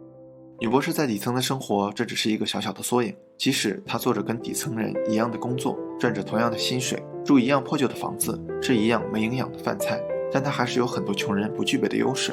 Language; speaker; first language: Chinese; native; Chinese